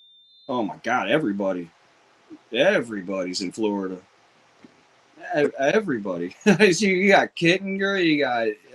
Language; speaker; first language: English; native; English